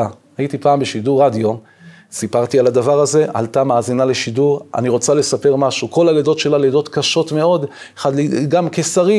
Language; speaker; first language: Hebrew; native; Hebrew